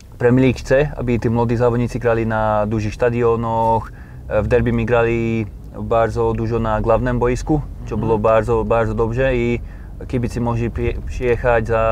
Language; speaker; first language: Polish; non-native, learner; Slovak